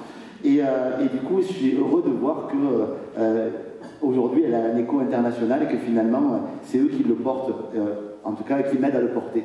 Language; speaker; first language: French; native; French